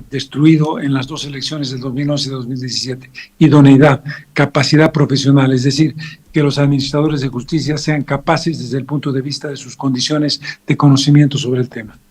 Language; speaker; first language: Spanish; native; Spanish